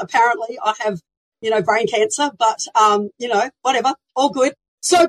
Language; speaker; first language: English; native; English